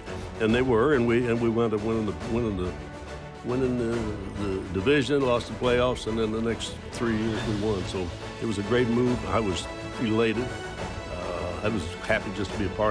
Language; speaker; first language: English; native; English